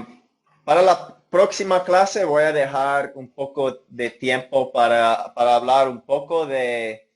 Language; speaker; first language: Spanish; non-native, fluent; English